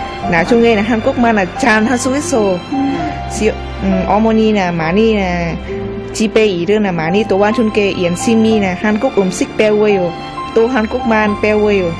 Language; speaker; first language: Korean; non-native, learner; Vietnamese